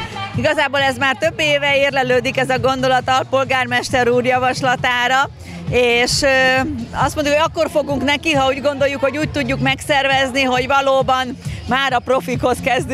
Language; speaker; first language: Hungarian; native; Hungarian